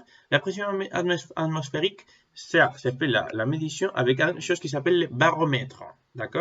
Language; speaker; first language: French; non-native, fluent; Spanish